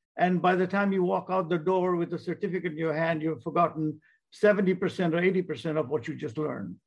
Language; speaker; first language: English; non-native, local second language; Bangla